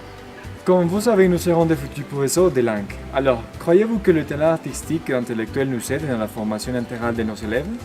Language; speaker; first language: French; non-native, learner; Spanish